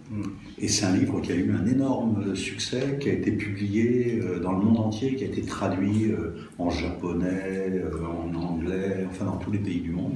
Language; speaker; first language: French; native; French